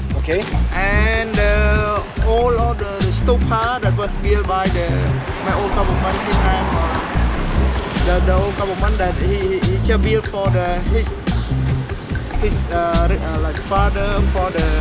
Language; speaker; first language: English; non-native, learner; Khmer